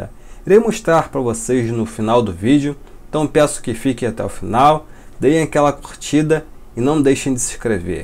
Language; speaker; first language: Portuguese; native; Portuguese